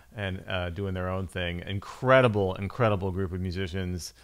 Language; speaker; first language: English; native; English